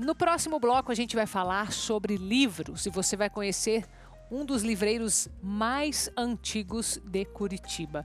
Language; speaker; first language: Portuguese; native; Portuguese